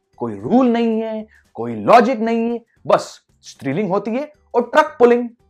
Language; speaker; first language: Hindi; non-native, local second language; English